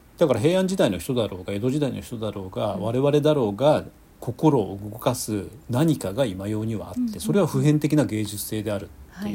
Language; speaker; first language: Japanese; native; Japanese